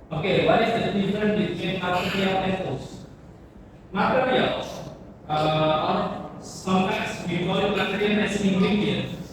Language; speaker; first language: English; non-native, learner; Indonesian